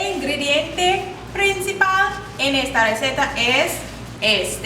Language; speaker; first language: Spanish; non-native, learner; English